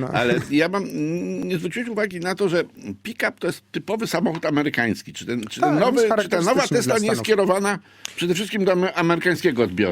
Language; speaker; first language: Polish; native; Polish